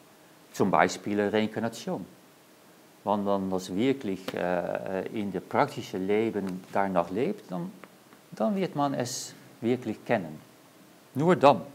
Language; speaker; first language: German; non-native, learner; Dutch